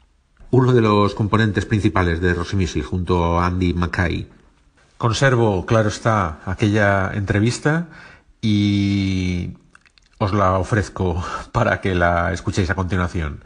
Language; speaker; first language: Spanish; native; Spanish